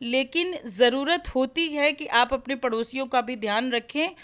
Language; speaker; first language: Hindi; native; Hindi